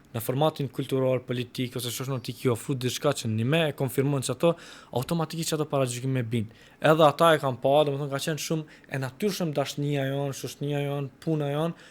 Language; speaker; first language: Albanian; non-native, local second language; Romany